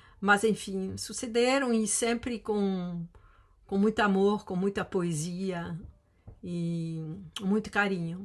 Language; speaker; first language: Portuguese; non-native, fluent; French